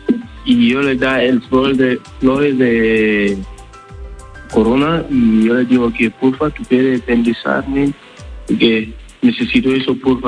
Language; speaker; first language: Spanish; non-native, learner; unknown